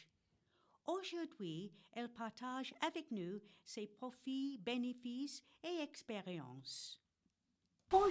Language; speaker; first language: French; non-native, learner; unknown